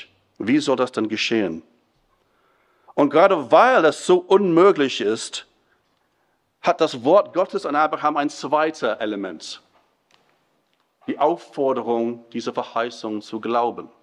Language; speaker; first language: German; non-native, fluent; English